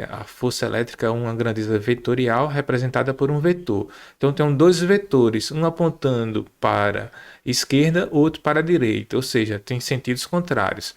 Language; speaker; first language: Portuguese; native; Portuguese